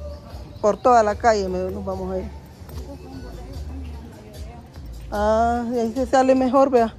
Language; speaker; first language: Spanish; native; Spanish